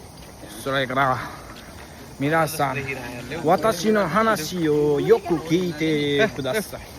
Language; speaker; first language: Japanese; non-native, learner; Nepali